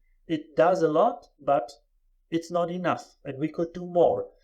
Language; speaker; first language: English; non-native, fluent; German